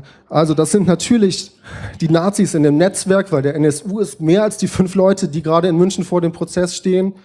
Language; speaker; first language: German; native; German